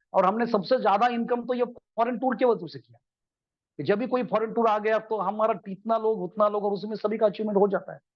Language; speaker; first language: Hindi; non-native, local second language; Marathi